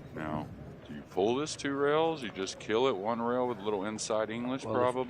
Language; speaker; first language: English; native; English